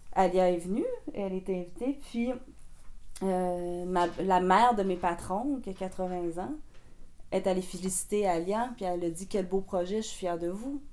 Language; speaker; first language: French; native; French